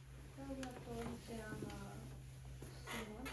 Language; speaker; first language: Spanish; non-native, learner; English